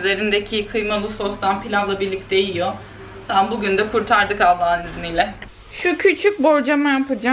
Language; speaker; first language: Turkish; native; Turkish